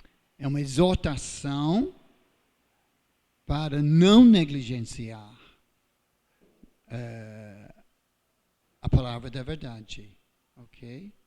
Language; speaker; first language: Portuguese; non-native, fluent; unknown